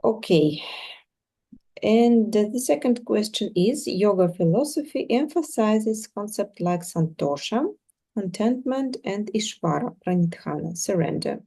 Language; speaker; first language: English; non-native, fluent; Russian